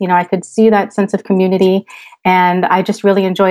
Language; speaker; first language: English; native; English